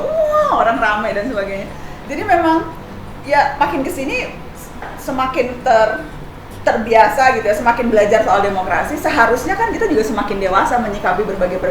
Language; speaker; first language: Indonesian; native; Indonesian